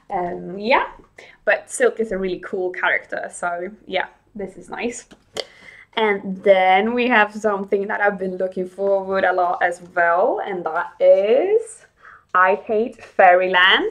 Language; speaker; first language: English; non-native, fluent; Swedish